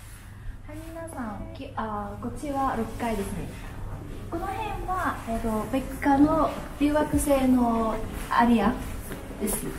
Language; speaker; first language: Japanese; non-native, learner; Vietnamese